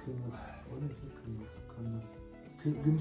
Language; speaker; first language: Turkish; native; Turkish